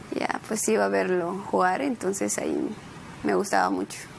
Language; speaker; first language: Spanish; native; Spanish